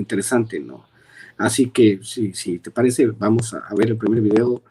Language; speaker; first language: Spanish; native; Spanish